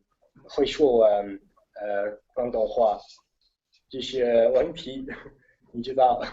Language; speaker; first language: Chinese; non-native, learner; Italian